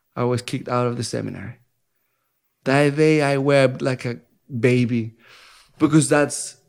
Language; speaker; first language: English; non-native, fluent; Spanish